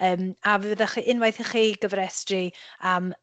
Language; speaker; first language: Welsh; native; Welsh